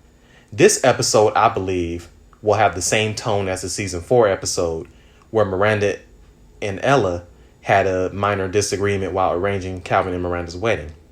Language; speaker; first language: English; native; English